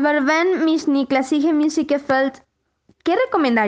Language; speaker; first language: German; non-native, learner; Spanish